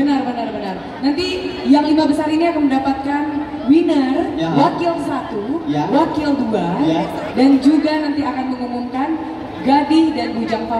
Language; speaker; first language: Indonesian; non-native, local second language; Minangkabau